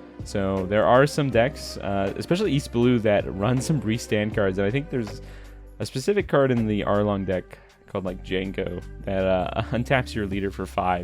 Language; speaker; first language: English; native; English